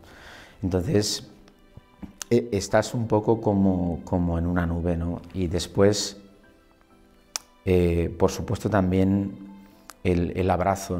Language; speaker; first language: Spanish; native; Spanish